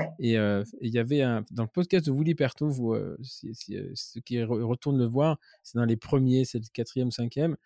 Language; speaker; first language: French; native; French